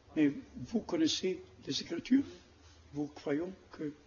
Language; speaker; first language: French; non-native, learner; German